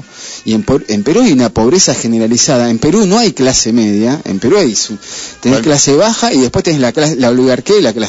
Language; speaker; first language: Spanish; native; Spanish